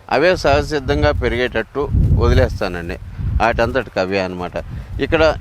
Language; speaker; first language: Telugu; native; Telugu